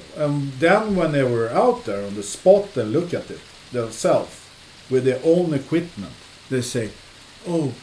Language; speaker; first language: English; non-native, fluent; Swedish